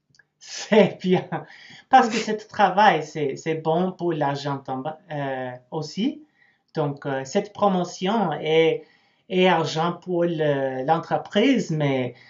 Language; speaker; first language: French; non-native, learner; English